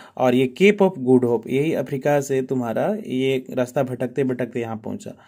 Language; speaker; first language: Hindi; native; Hindi